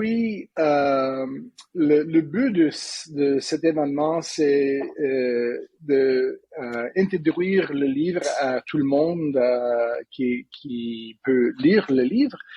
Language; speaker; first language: French; non-native, learner; English